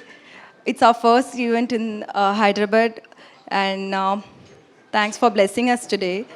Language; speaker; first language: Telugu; non-native, learner; Tamil